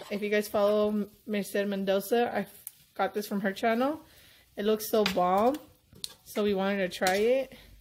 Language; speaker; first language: English; early bilingual, other home language; Spanish